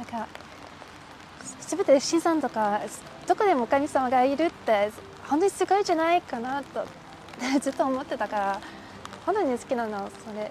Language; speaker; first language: Japanese; non-native, fluent; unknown